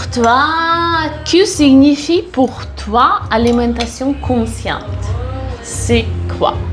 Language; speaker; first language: French; non-native, fluent; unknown